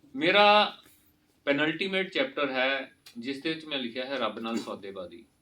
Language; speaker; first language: Hindi; non-native, local second language; Punjabi